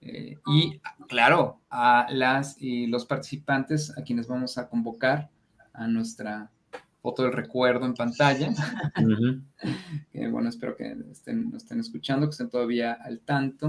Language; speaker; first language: Spanish; native; Spanish